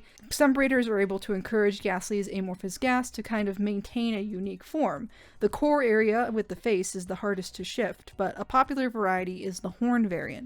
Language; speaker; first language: English; native; English